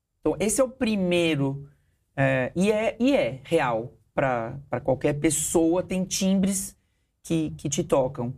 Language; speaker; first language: Portuguese; early bilingual, heritage; Portuguese